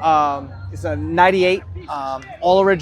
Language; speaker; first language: English; native; English